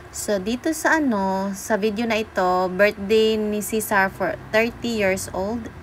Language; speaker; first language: Filipino; non-native, local second language; Cebuano